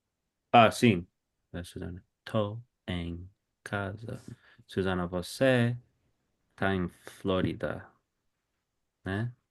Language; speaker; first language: Portuguese; non-native, learner; English